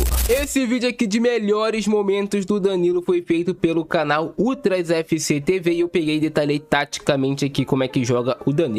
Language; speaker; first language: Portuguese; native; Portuguese